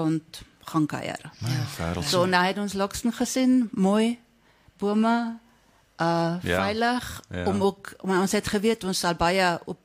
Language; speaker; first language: Afrikaans; non-native, fluent; German